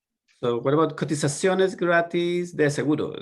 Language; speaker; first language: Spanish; early bilingual, heritage; Spanish